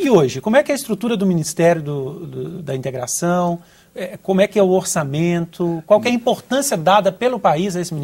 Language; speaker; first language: Portuguese; native; Portuguese